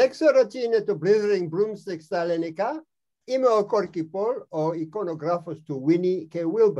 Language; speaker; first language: Greek; non-native, learner; English